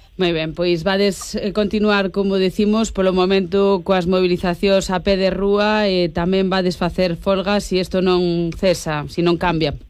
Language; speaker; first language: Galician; non-native, local second language; Spanish